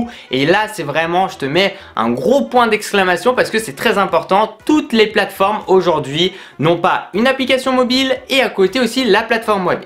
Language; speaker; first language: French; native; French